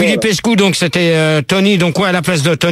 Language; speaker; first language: French; native; French